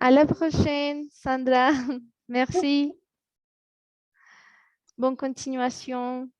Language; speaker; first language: French; non-native, fluent; Spanish